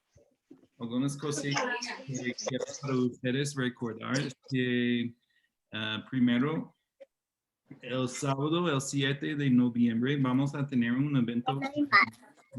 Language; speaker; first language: Spanish; non-native, fluent; English